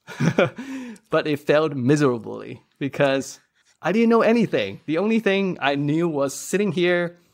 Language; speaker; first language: English; non-native, local second language; Cantonese